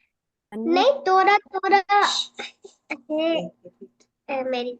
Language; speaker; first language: Hindi; non-native, learner; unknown